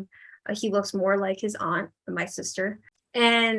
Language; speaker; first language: English; native; English